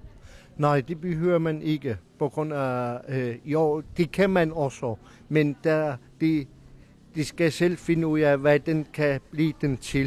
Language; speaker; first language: Danish; non-native, local second language; Kalaallisut